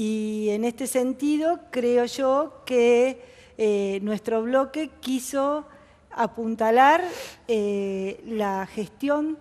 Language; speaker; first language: Spanish; native; Spanish